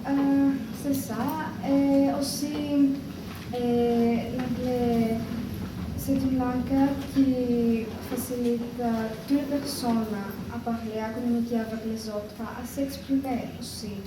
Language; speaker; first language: French; non-native, learner; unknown